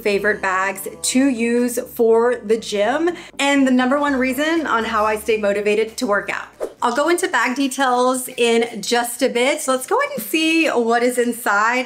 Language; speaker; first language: English; native; English